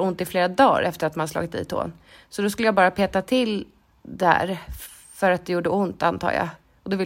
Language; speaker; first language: Swedish; native; Swedish